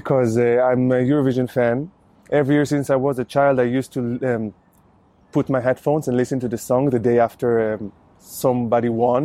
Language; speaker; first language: English; non-native, fluent; Hebrew